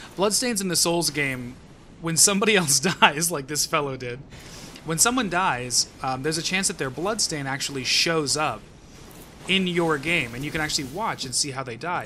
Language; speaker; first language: English; native; English